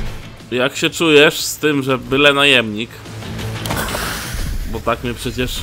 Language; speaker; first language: Polish; native; Polish